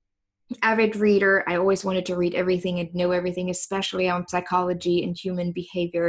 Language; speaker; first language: English; non-native, fluent; German